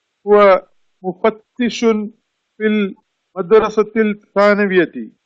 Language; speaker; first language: Arabic; non-native, learner; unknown